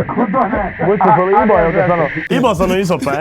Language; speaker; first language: Finnish; native; Finnish